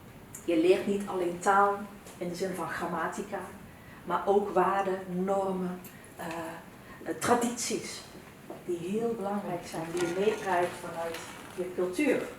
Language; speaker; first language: Dutch; early bilingual, other home language; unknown